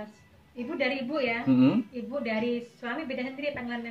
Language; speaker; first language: Indonesian; native; Indonesian